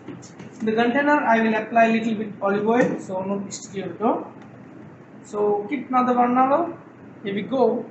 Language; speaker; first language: English; non-native, local second language; Sinhala